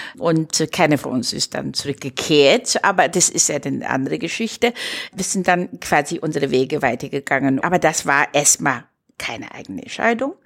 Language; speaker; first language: German; non-native, fluent; Chinese